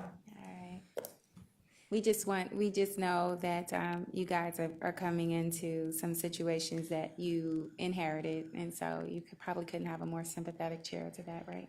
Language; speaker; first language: English; native; English